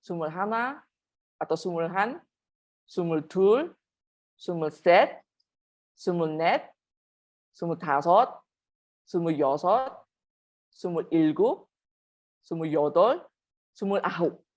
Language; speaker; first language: Korean; non-native, fluent; Malay